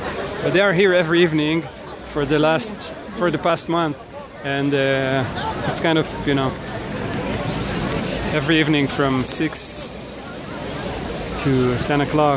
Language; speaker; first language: English; non-native, fluent; Hebrew